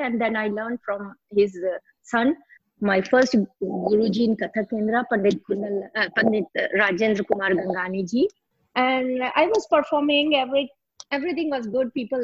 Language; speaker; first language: English; non-native, local second language; Hindi